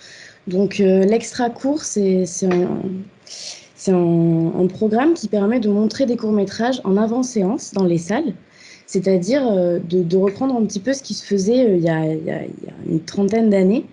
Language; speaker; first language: French; native; French